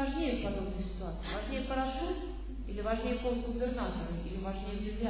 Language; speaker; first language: Russian; native; Russian